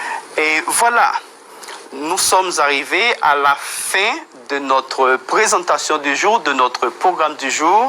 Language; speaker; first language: French; non-native, fluent; Spanish